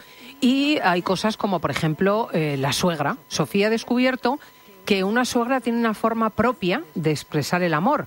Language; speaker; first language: Spanish; native; Spanish